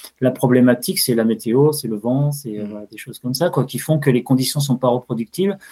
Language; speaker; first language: French; native; French